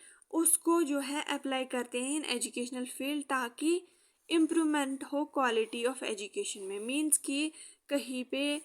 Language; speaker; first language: Hindi; native; Hindi